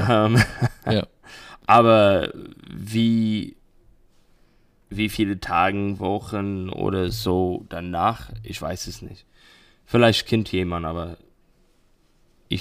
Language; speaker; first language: German; non-native, learner; English